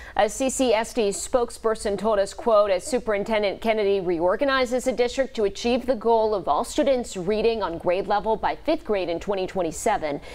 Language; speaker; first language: English; native; English